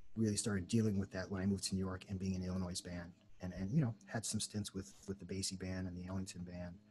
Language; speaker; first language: English; native; English